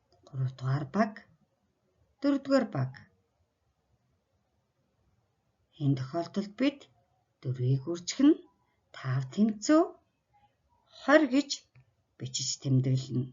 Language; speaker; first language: Mongolian; native; Mongolian